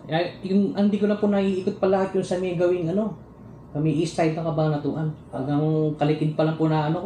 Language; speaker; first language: Filipino; native; Filipino